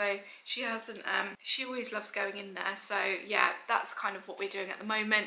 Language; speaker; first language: English; native; English